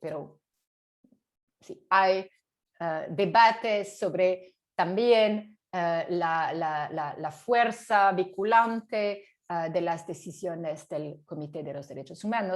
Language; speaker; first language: Spanish; non-native, fluent; French